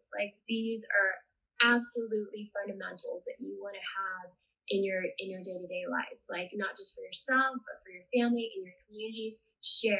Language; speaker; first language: English; native; English